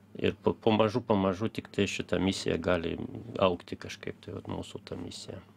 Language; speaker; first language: Lithuanian; early bilingual, heritage; Lithuanian